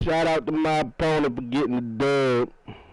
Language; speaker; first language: English; native; English